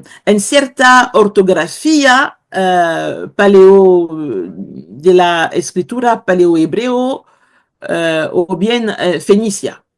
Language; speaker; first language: Spanish; non-native, fluent; Kongo